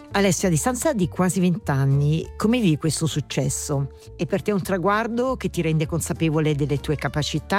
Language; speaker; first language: Italian; native; Italian